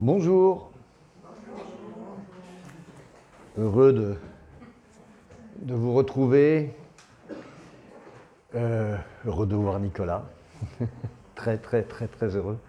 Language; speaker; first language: French; native; French